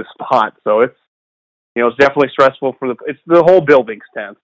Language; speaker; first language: English; native; English